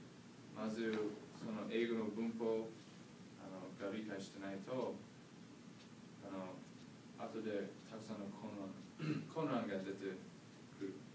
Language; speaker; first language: Japanese; non-native, learner; English